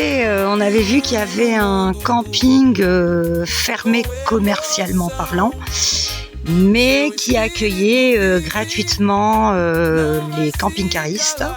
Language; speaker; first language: French; native; French